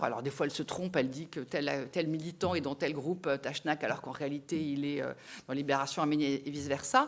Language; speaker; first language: French; native; French